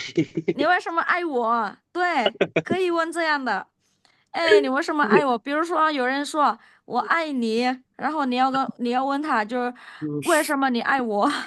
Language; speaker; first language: Chinese; non-native, fluent; Indonesian